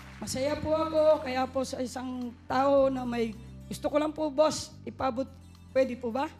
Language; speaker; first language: Filipino; native; Filipino